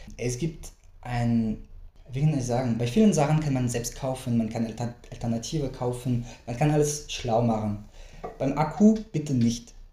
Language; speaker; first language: German; non-native, fluent; French